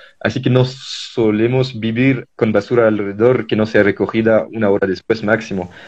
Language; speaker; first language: Spanish; non-native, fluent; French